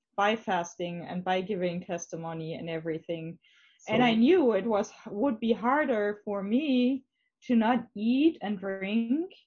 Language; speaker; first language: English; non-native, fluent; German